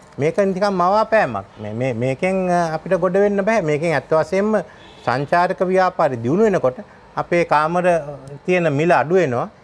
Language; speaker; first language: Sinhala; native; Sinhala